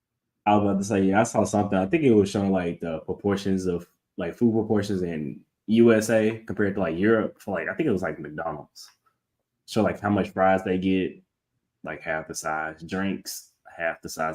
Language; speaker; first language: English; native; English